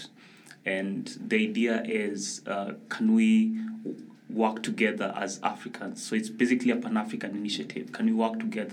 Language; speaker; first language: English; non-native, local second language; Luo (Kenya and Tanzania)